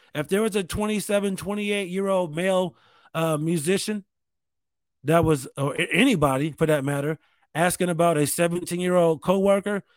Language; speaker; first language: English; native; English